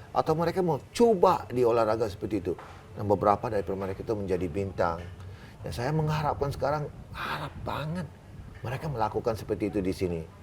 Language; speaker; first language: Indonesian; non-native, fluent; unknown